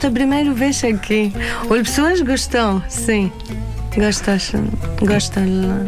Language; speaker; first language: Portuguese; non-native, learner; Arabic